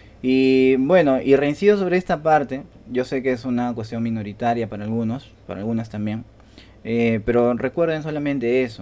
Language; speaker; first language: Spanish; native; Spanish